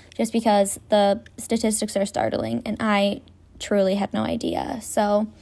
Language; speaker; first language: English; native; English